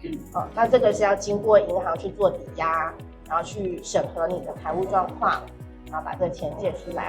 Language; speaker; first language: Chinese; native; Chinese